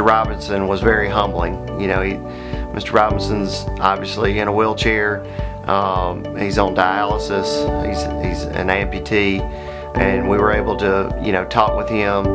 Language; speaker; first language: English; native; English